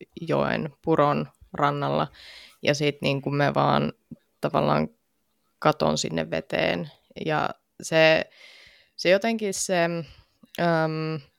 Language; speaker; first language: Finnish; native; Finnish